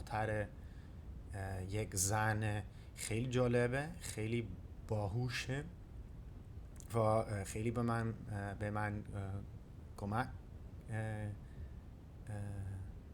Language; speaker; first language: Persian; non-native, learner; Dutch